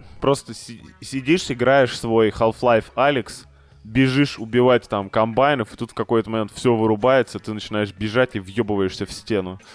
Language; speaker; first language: Russian; native; Russian